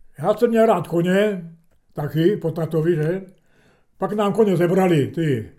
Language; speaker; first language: Czech; early bilingual, heritage; Czech